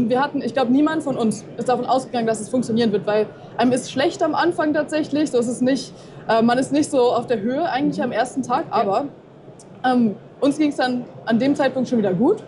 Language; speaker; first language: German; native; German